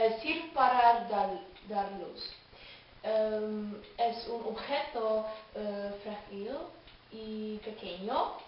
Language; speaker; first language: Spanish; non-native, learner; Dutch